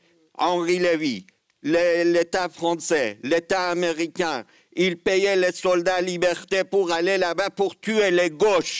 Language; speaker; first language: French; non-native, fluent; Kurdish